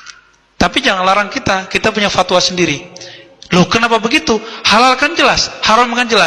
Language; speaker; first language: Indonesian; native; Indonesian